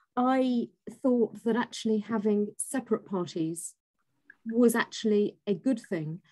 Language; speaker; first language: English; native; English